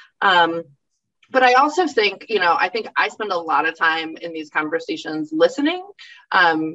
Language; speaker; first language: English; native; English